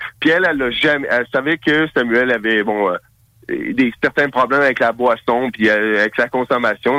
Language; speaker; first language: French; native; French